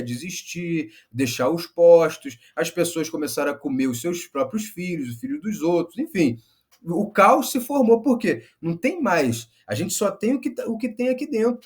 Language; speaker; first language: Portuguese; native; Portuguese